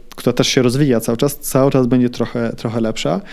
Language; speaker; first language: Polish; early bilingual, heritage; Polish